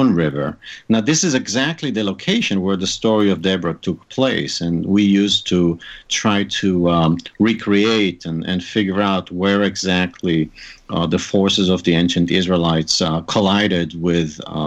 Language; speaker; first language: English; non-native, fluent; Hebrew